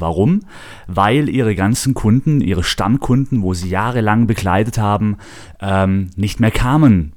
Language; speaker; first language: German; native; German